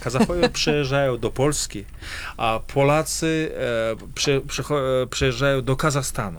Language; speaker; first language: Polish; non-native, fluent; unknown